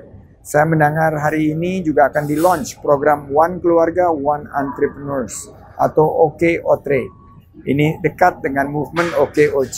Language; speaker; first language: Indonesian; native; Indonesian